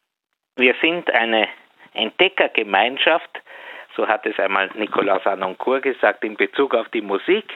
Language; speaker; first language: German; native; German